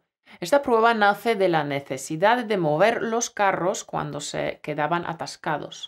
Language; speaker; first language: Spanish; native; Spanish